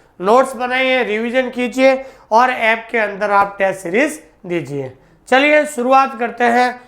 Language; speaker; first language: Hindi; native; Hindi